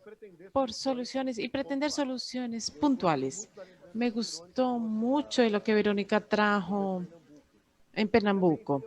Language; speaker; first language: Spanish; non-native, fluent; Portuguese